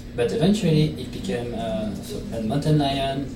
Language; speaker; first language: English; non-native, fluent; Italian